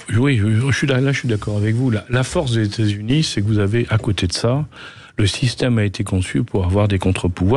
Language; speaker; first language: French; native; French